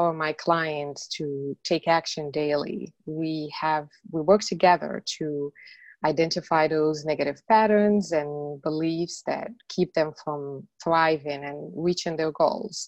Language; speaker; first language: English; non-native, fluent; Arabic